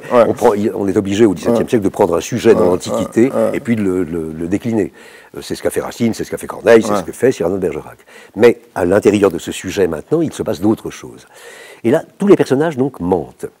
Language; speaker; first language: French; native; French